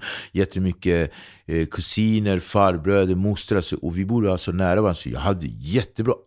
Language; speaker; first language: Swedish; early bilingual, other home language; Kabuverdianu